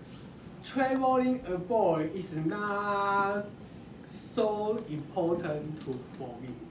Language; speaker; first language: English; non-native, learner; Chinese